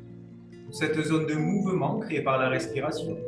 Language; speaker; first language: French; native; French